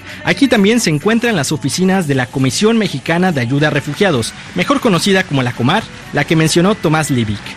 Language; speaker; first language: Spanish; native; Spanish